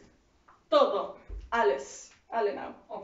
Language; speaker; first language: German; non-native, learner; Spanish